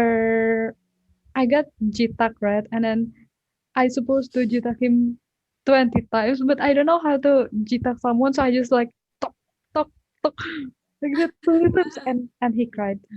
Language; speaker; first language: English; non-native, fluent; Indonesian